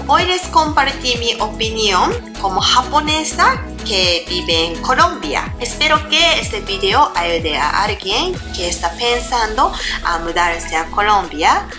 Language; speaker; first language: Spanish; non-native, learner; Japanese